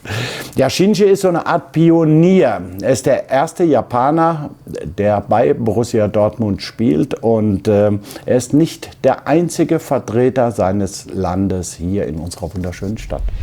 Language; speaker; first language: German; native; German